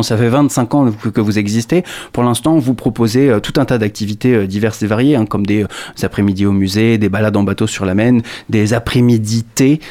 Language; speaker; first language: French; native; French